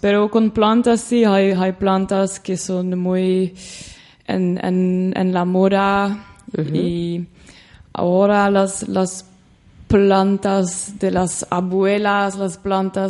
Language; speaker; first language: Spanish; non-native, learner; Dutch